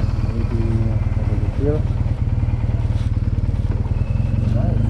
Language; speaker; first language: English; non-native, fluent; German